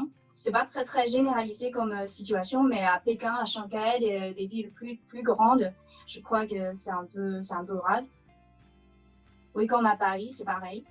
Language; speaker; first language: French; non-native, fluent; Chinese